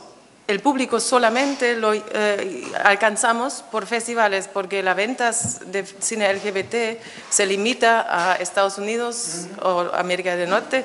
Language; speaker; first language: Spanish; non-native, fluent; German